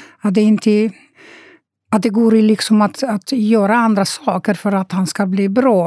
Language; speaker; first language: Swedish; non-native, fluent; Romanian